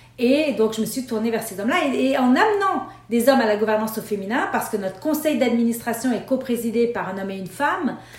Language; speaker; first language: French; non-native, local second language; Arabic